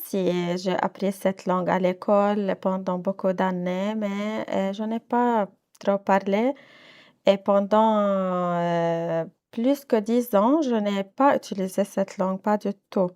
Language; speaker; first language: French; non-native, local second language; Arabic